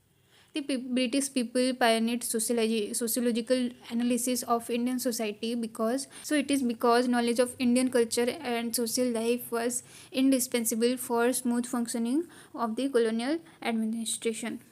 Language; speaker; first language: English; non-native, local second language; Hindi